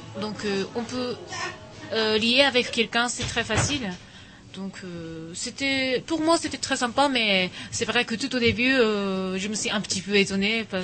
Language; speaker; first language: French; non-native, learner; Japanese